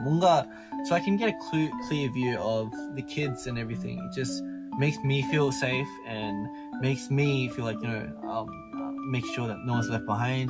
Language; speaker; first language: English; early bilingual, other home language; Korean